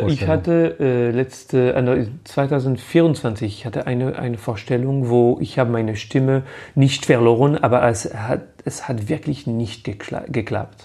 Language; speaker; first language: German; non-native, fluent; French